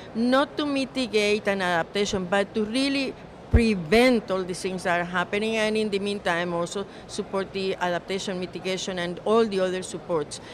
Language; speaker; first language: English; non-native, fluent; Spanish